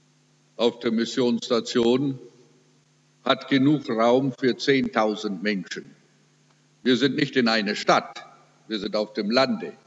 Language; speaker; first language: German; early bilingual, heritage; German